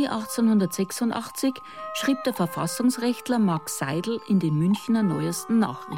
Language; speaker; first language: German; native; German